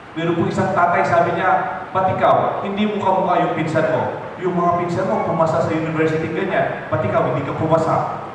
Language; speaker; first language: Filipino; non-native, local second language; Pampanga